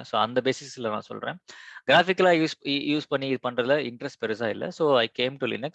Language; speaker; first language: Tamil; native; Tamil